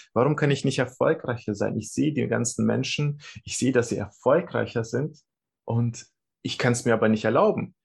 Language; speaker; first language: German; early bilingual, other home language; Russian